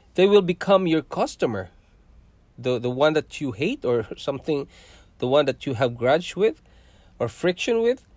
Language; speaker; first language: English; non-native, local second language; Cebuano